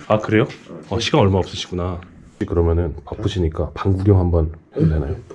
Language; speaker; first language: Korean; native; Korean